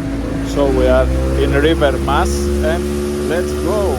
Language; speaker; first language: English; non-native, learner; Greek